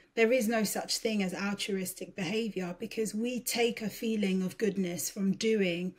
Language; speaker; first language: English; early bilingual, other home language; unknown